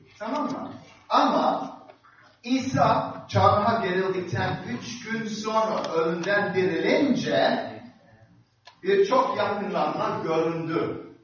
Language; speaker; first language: Turkish; non-native, fluent; English